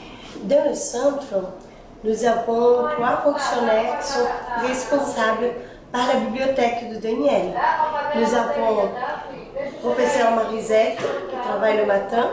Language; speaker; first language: French; non-native, fluent; Portuguese